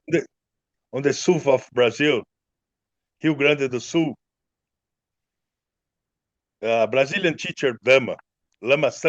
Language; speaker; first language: English; non-native, learner; Portuguese